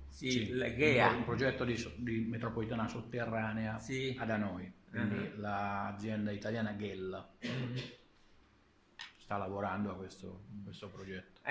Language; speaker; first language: Italian; native; Italian